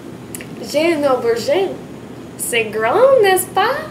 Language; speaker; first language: French; non-native, learner; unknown